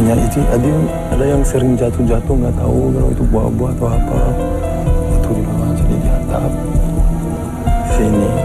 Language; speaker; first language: Indonesian; non-native, fluent; English